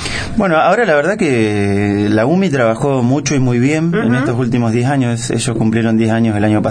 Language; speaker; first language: Spanish; native; Spanish